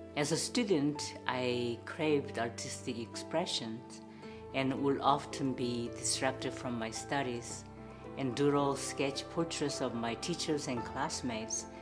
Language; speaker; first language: English; non-native, fluent; Korean